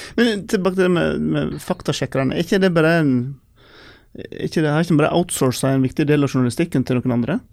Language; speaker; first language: Norwegian; native; Norwegian